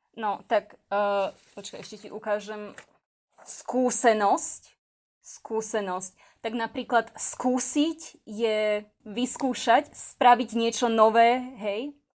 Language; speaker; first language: Slovak; native; Slovak